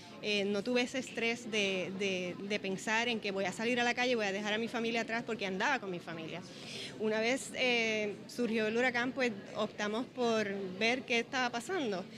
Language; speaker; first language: Spanish; native; Spanish